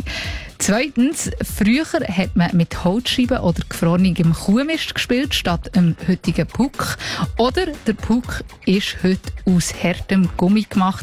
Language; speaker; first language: German; native; German